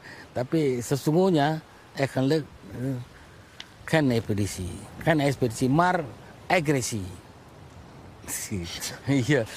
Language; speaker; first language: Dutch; non-native, learner; Indonesian